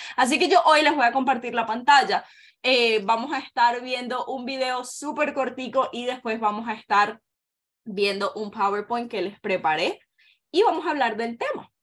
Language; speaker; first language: Spanish; native; Spanish